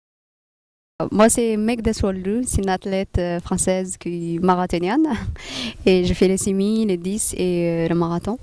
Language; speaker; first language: French; non-native, fluent; Tigrinya